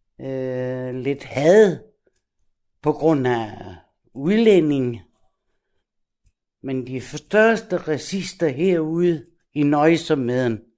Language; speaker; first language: Danish; non-native, fluent; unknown